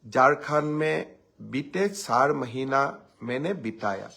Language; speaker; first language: Hindi; non-native, local second language; Assamese